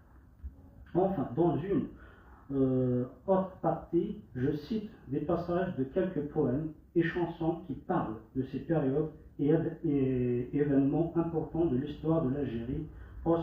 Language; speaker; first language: French; non-native, local second language; Kabyle